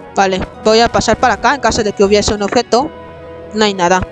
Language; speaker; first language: Spanish; native; Spanish